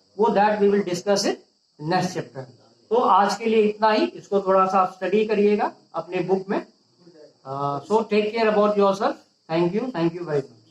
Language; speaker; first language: Hindi; native; Hindi